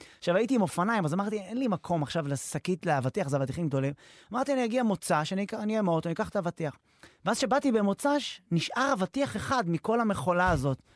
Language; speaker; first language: Hebrew; native; Hebrew